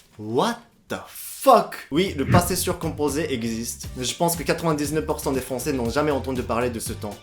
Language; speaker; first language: French; non-native, fluent; Japanese